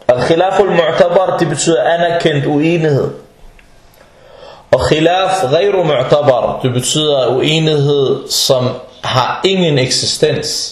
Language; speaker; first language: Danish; non-native, fluent; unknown